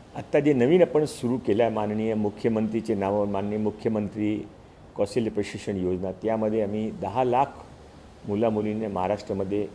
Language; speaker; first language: Marathi; non-native, local second language; Hindi